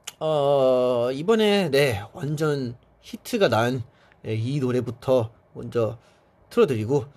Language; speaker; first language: Korean; early bilingual, heritage; Korean